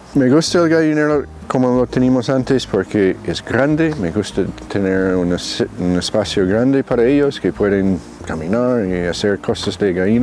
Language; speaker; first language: Spanish; non-native, fluent; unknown